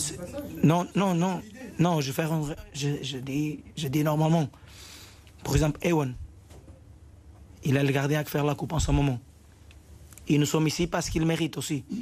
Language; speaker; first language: French; non-native, fluent; Portuguese